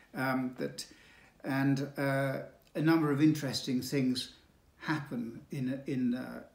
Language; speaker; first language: English; native; English